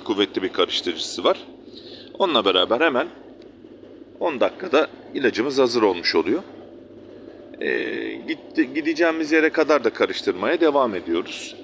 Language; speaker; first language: Turkish; native; Turkish